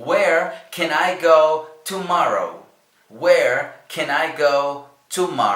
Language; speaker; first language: English; non-native, learner; Spanish